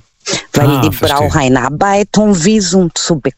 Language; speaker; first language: German; non-native, fluent; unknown